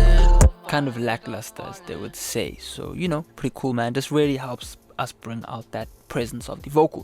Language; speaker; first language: English; native; English